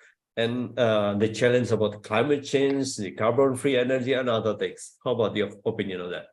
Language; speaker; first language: English; non-native, fluent; Indonesian